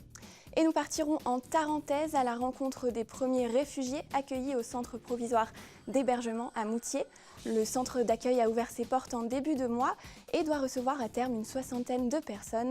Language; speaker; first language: French; native; French